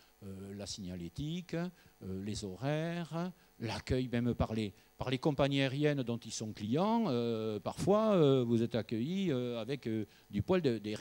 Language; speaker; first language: French; native; French